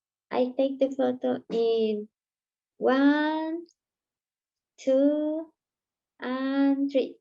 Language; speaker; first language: English; non-native, learner; Spanish